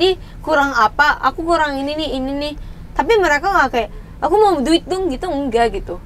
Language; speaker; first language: Indonesian; non-native, fluent; Japanese